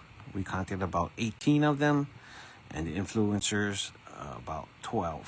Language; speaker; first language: English; native; English